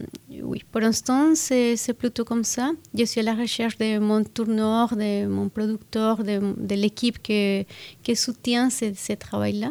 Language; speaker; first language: French; non-native, fluent; Spanish